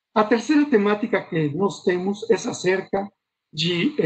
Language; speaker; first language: Portuguese; non-native, learner; Spanish